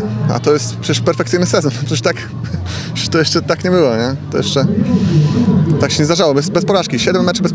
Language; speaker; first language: Polish; native; Polish